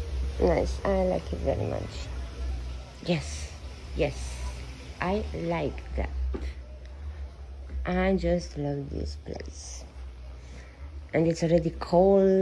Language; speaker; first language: English; non-native, fluent; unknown